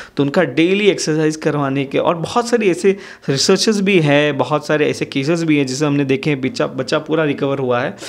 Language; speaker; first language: Hindi; native; Hindi